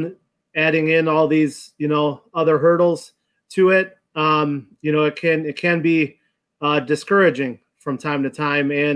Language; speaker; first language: English; native; English